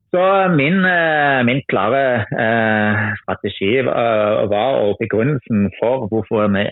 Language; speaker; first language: Norwegian; non-native, fluent; German